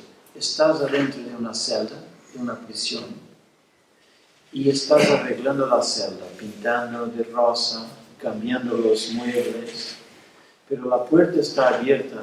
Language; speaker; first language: Spanish; non-native, fluent; Portuguese